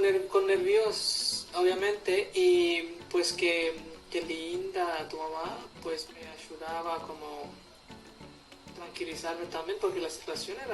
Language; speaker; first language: Spanish; non-native, fluent; Hindi